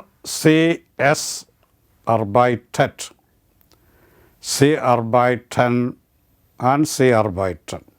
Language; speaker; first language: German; non-native, learner; Malayalam